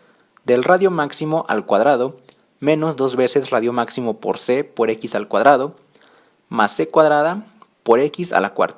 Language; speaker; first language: Spanish; native; Spanish